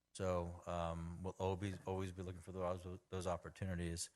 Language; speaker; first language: English; native; English